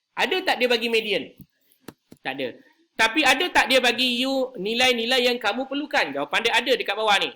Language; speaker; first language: Malay; native; Malay